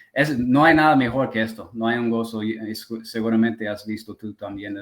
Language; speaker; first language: Spanish; non-native, fluent; English